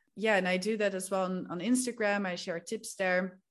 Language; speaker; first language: English; non-native, fluent; Dutch